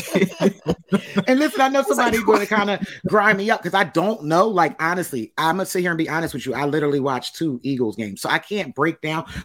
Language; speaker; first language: English; native; English